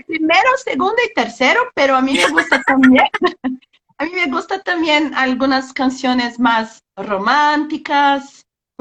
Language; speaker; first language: Spanish; non-native, learner; Portuguese